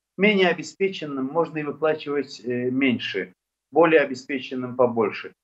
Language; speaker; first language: Russian; non-native, local second language; Azerbaijani